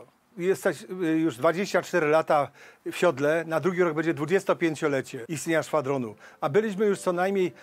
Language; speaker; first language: Polish; native; Polish